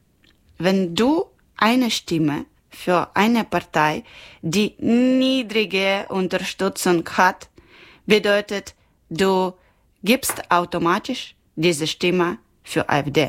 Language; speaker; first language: German; non-native, learner; Ukrainian